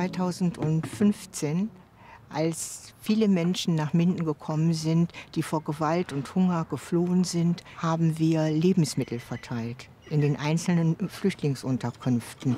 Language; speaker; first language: German; native; German